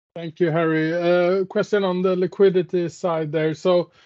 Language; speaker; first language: English; non-native, fluent; Swedish